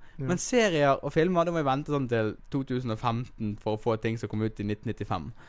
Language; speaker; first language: Norwegian; native; Norwegian